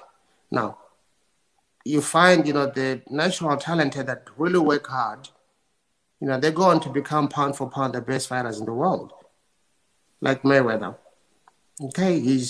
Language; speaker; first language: English; non-native, local second language; Venda